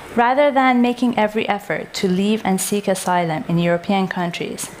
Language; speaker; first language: English; non-native, fluent; Persian